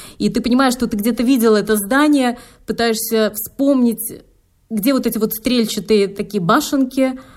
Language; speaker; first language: Russian; native; Russian